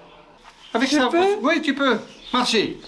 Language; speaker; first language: French; non-native, local second language; Arabic